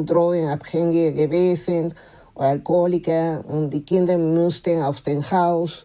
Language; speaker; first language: German; non-native, fluent; Spanish